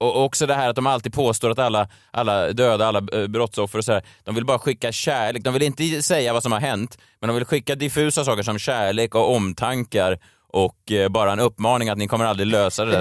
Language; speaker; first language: Swedish; native; Swedish